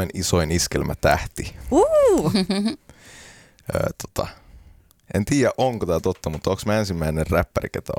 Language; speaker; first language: Finnish; early bilingual, heritage; Finnish